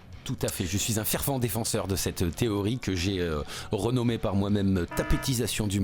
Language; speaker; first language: French; native; French